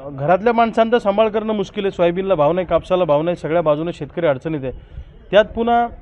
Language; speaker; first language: Marathi; native; Marathi